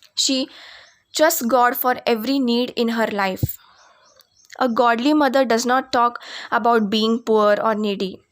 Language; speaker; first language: English; non-native, local second language; Marathi